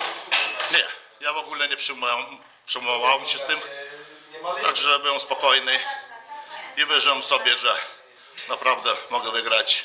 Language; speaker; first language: Polish; non-native, fluent; Lithuanian